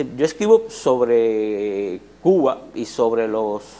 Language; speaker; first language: Spanish; native; Spanish